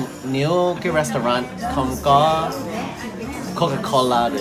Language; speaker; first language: Vietnamese; early bilingual, heritage; Vietnamese